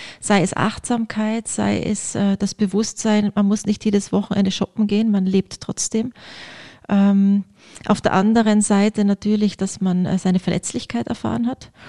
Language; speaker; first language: German; early bilingual, other home language; Polish